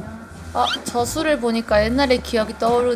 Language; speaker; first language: Korean; native; Korean